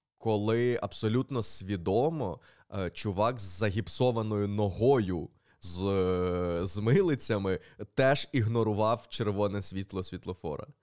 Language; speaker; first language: Ukrainian; native; Ukrainian